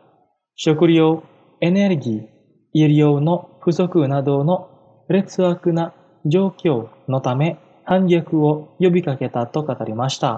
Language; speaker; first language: Japanese; non-native, fluent; Indonesian